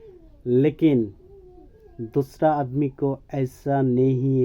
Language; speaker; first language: Hindi; non-native, learner; Bangla